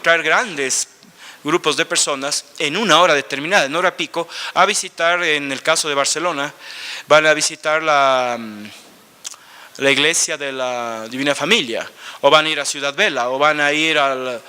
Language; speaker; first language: Spanish; native; Spanish